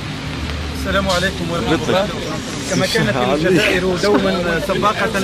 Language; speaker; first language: Arabic; native; Arabic